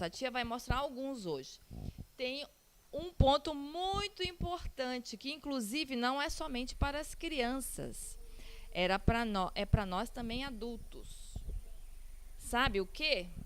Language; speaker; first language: Portuguese; non-native, learner; Spanish